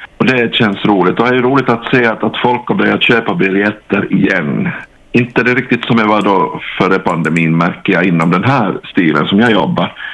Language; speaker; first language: Swedish; native; Swedish